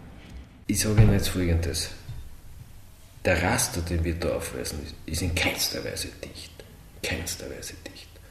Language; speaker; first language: German; native; German